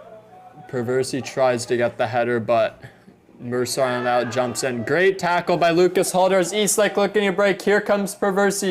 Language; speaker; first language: English; native; English